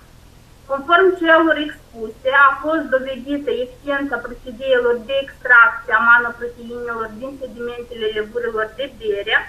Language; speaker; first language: Romanian; native; Romanian